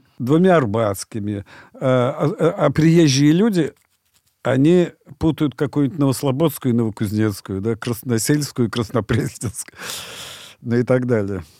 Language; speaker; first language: Russian; native; Russian